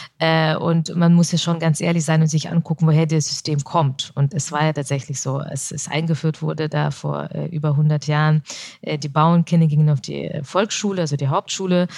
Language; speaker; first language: German; early bilingual, other home language; Russian